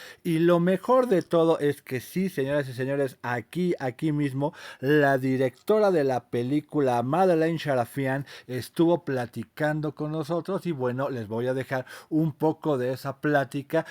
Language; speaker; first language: Spanish; native; Spanish